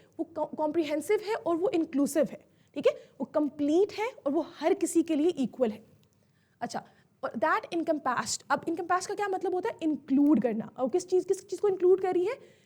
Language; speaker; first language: Urdu; native; Urdu